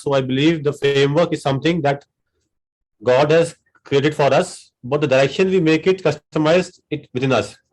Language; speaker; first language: English; non-native, local second language; Hindi